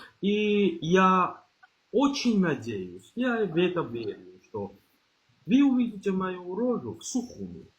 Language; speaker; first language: Russian; non-native, local second language; Georgian